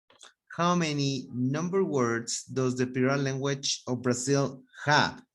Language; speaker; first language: English; non-native, fluent; Spanish